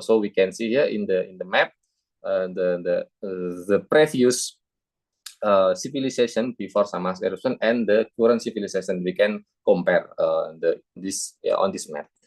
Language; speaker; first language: English; non-native, fluent; Indonesian